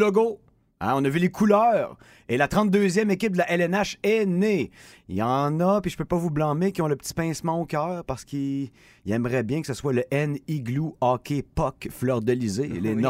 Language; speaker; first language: French; native; French